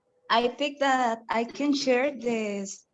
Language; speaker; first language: English; non-native, learner; Spanish